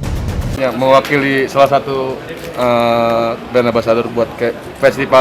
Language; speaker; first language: Indonesian; native; Indonesian